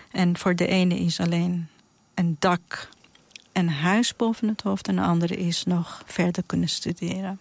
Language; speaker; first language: Dutch; non-native, fluent; Persian